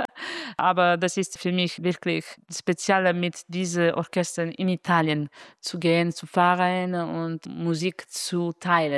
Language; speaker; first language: German; non-native, fluent; Italian